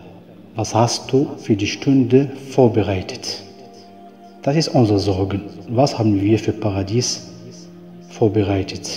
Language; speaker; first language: German; non-native, fluent; Arabic